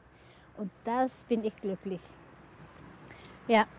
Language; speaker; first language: German; non-native, learner; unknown